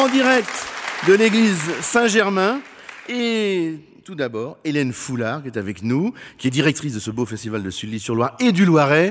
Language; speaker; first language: French; native; French